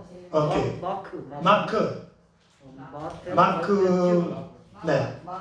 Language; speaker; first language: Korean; non-native, learner; English